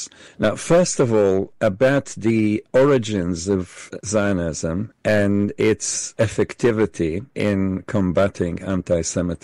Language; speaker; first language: English; non-native, fluent; Hebrew